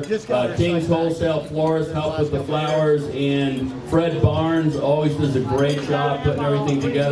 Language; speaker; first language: English; native; English